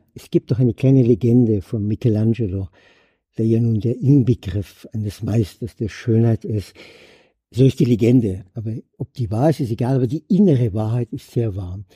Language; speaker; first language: German; native; German